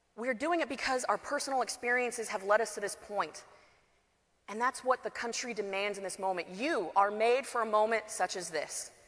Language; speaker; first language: English; native; English